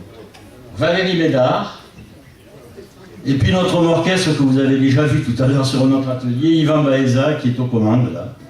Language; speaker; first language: French; native; French